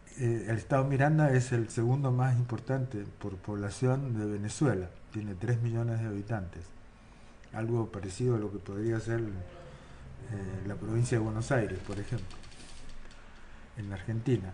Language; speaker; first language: Spanish; native; Spanish